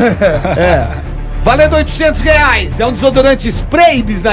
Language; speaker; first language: Portuguese; native; Portuguese